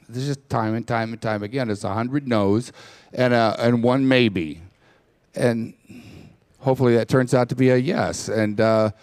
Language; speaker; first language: English; native; English